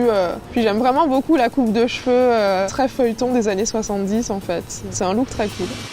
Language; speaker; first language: French; native; French